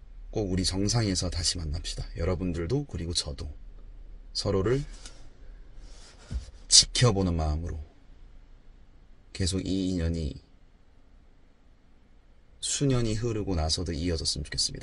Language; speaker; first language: Korean; native; Korean